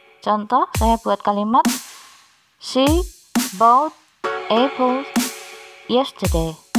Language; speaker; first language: English; non-native, learner; Javanese